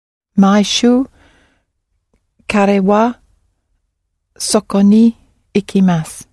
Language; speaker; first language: Japanese; non-native, learner; English